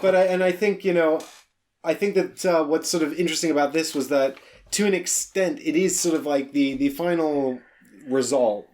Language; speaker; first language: English; native; English